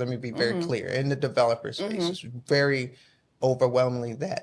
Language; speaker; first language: English; native; English